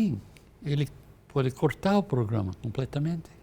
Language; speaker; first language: Portuguese; non-native, fluent; English